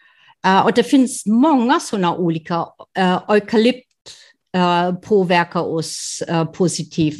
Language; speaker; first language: Swedish; non-native, fluent; German